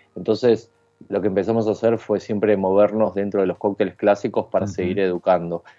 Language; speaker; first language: Spanish; native; Spanish